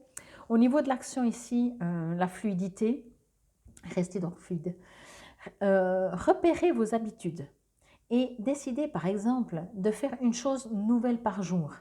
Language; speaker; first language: French; native; French